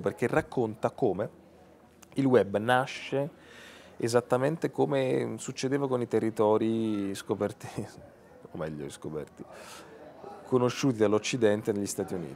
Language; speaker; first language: Italian; native; Italian